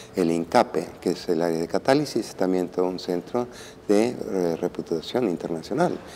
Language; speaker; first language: Spanish; native; Spanish